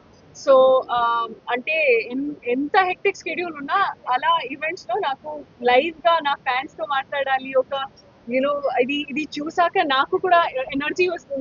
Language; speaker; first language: Telugu; non-native, fluent; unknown